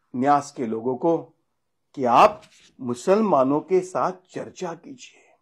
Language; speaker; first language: Hindi; non-native, local second language; Marathi